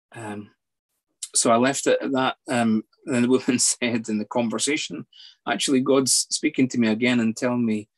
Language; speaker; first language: English; native; English